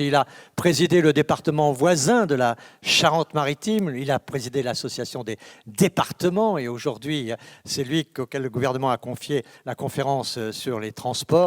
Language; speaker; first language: French; native; French